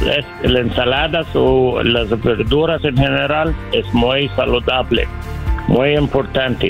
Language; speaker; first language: Spanish; non-native, learner; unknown